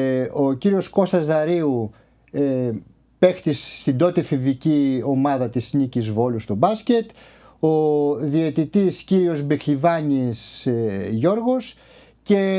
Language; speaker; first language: Greek; native; Greek